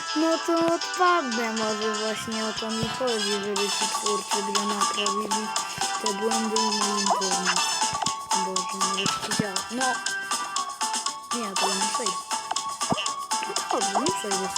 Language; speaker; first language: Polish; native; Polish